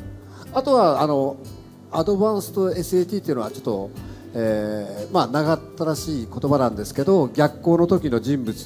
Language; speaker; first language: Japanese; native; Japanese